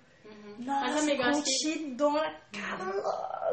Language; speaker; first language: Portuguese; native; Portuguese